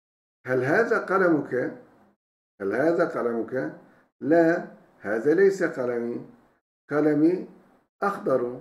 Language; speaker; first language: Arabic; non-native, fluent; Turkish